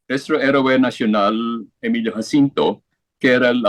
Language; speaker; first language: Spanish; non-native, fluent; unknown